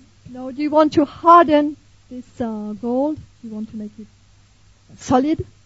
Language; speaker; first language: English; non-native, fluent; French